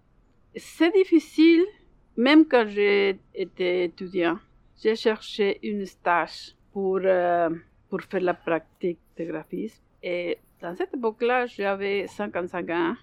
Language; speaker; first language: French; non-native, learner; Spanish